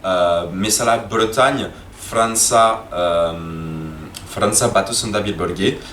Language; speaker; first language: Turkish; non-native, learner; French